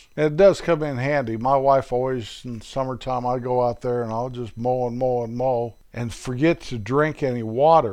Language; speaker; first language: English; native; English